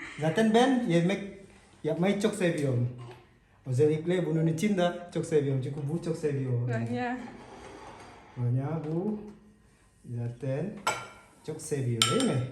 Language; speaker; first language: Turkish; non-native, learner; Indonesian